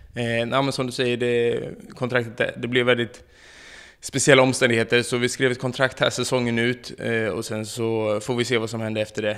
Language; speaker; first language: Swedish; native; Swedish